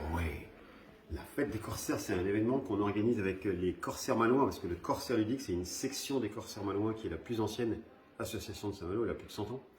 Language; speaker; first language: French; early bilingual, other home language; Spanish